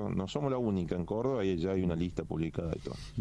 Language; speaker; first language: Spanish; native; Spanish